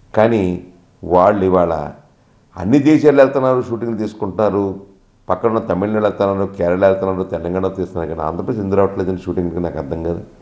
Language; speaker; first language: Telugu; native; Telugu